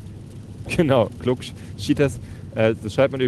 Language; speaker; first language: German; native; German